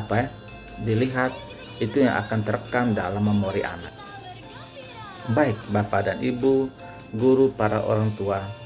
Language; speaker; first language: Indonesian; native; Indonesian